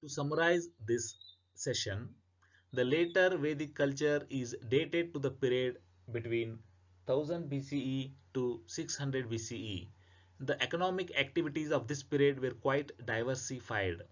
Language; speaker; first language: English; non-native, local second language; Kannada